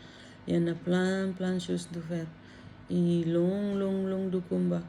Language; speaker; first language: French; non-native, learner; Filipino